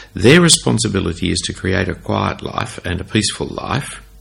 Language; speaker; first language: English; native; English